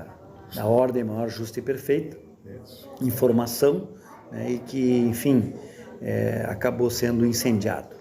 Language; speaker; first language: Portuguese; native; Portuguese